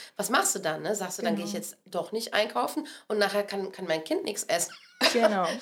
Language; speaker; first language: German; native; German